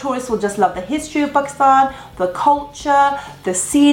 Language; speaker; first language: English; early bilingual, other home language; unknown